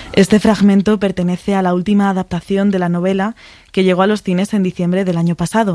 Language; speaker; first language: Spanish; native; Spanish